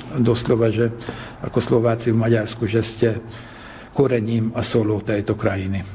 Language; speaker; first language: Slovak; early bilingual, heritage; Slovak